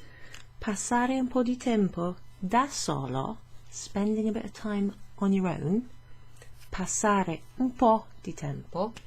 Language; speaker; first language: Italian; non-native, fluent; English